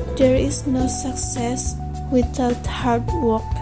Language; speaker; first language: English; non-native, learner; Indonesian